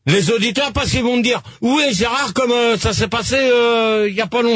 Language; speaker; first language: French; native; French